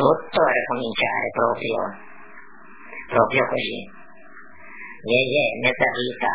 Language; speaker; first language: Italian; non-native, local second language; Friulian